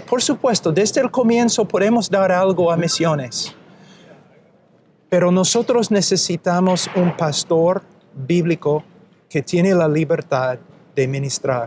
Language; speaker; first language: Spanish; non-native, fluent; English